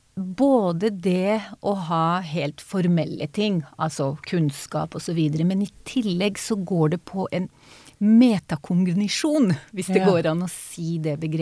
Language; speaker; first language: Norwegian; non-native, fluent; Hebrew